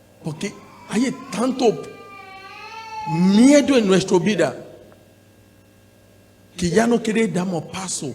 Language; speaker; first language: Spanish; non-native, learner; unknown